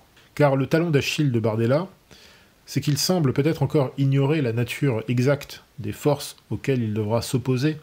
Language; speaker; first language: French; native; French